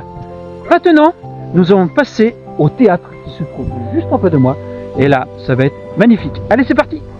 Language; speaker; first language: French; native; French